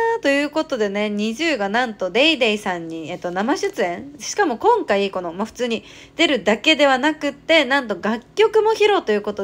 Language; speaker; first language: Japanese; native; Japanese